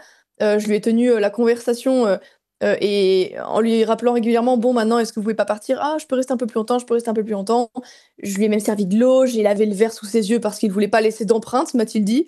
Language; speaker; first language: French; native; French